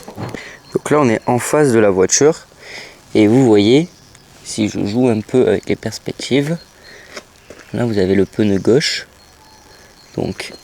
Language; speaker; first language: French; native; French